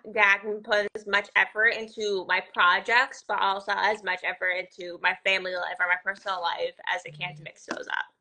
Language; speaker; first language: English; native; English